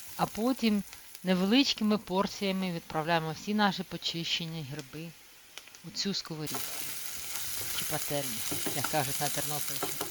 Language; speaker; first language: Ukrainian; native; Ukrainian